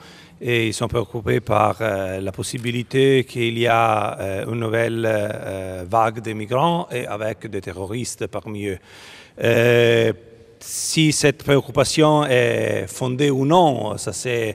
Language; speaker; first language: French; non-native, fluent; Italian